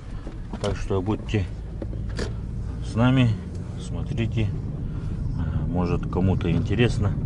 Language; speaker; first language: Russian; non-native, local second language; Yakut